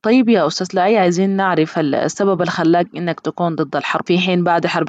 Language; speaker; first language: Arabic; native; Arabic